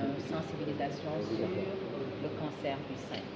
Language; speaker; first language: French; non-native, local second language; Wolof